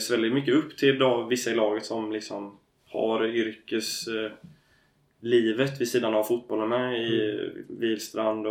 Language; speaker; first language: Swedish; native; Swedish